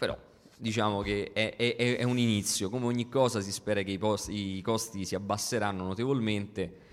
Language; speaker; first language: Italian; native; Italian